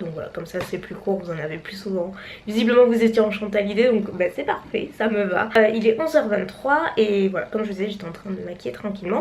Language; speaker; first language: French; native; French